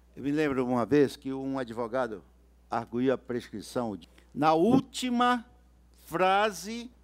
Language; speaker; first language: Portuguese; native; Portuguese